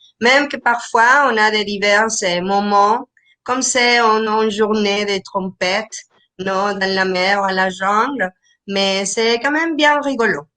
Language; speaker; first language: French; non-native, fluent; Spanish